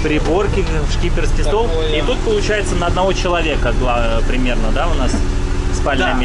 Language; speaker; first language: Russian; native; Russian